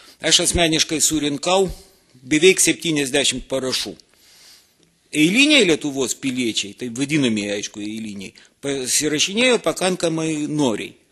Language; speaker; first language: Lithuanian; native; Lithuanian